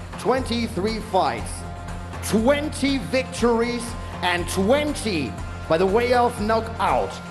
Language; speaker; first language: English; non-native, fluent; German